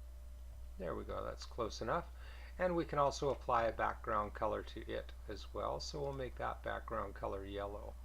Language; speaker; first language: English; native; English